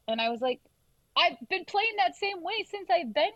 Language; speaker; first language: English; native; English